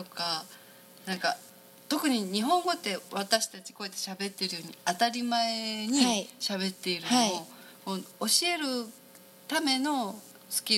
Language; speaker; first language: Japanese; native; Japanese